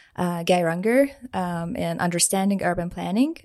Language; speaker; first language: English; non-native, fluent; Persian